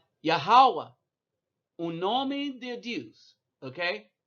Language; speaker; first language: Portuguese; non-native, learner; English